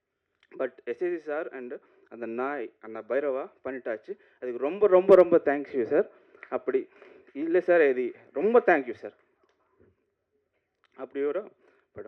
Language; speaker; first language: Tamil; non-native, learner; Telugu